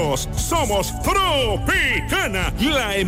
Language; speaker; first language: Spanish; native; Spanish